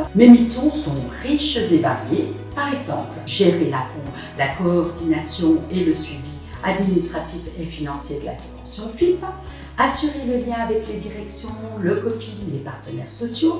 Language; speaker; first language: French; native; French